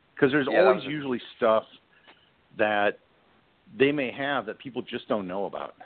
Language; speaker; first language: English; native; English